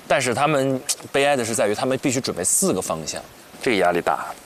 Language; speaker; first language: Chinese; native; Chinese